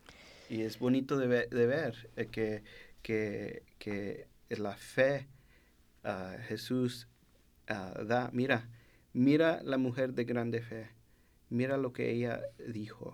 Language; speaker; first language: Spanish; non-native, learner; English